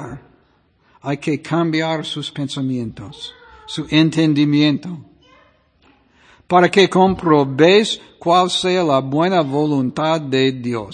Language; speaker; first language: Spanish; non-native, fluent; English